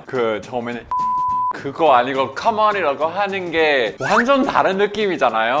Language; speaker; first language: Korean; non-native, fluent; English